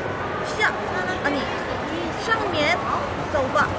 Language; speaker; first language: Chinese; non-native, learner; Korean